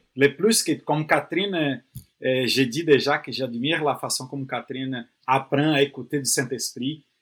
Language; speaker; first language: French; non-native, fluent; Portuguese